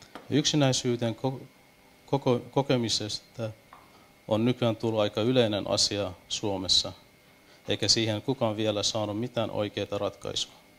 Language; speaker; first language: Finnish; non-native, fluent; Persian